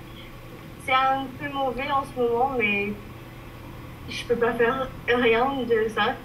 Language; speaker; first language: French; non-native, learner; English